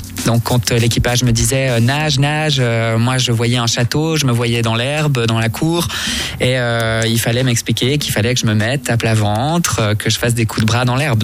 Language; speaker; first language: French; native; French